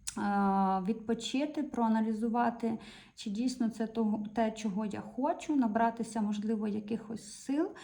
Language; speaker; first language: Ukrainian; non-native, local second language; Russian